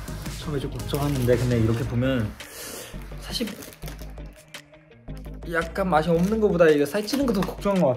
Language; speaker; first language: Korean; non-native, fluent; Chinese